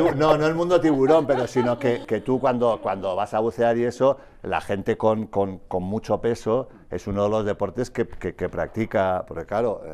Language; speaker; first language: Spanish; native; Spanish